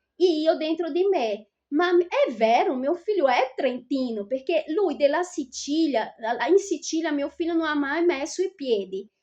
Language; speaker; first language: Italian; non-native, fluent; Portuguese